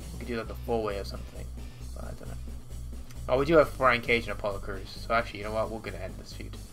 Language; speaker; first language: English; native; English